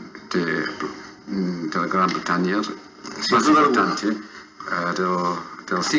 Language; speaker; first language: Spanish; non-native, fluent; English